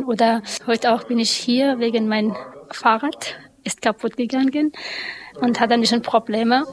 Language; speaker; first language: German; non-native, learner; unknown